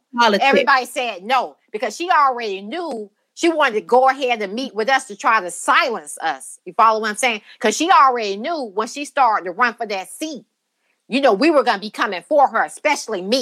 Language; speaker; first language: English; native; English